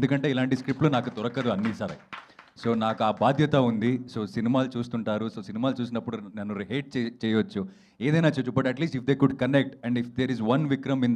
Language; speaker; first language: Telugu; non-native, fluent; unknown